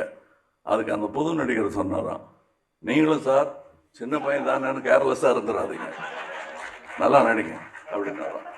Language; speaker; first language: Tamil; native; Tamil